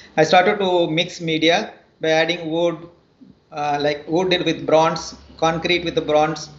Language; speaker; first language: English; non-native, local second language; Tamil